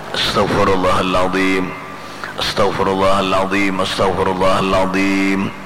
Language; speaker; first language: Arabic; non-native, fluent; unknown